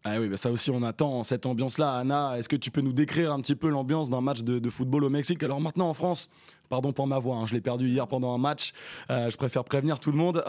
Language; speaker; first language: French; native; French